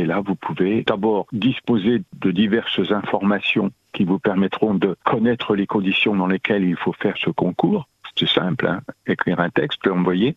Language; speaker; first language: French; native; French